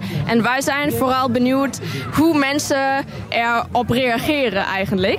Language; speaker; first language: Dutch; non-native, fluent; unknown